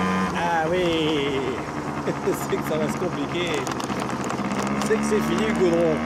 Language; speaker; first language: French; native; French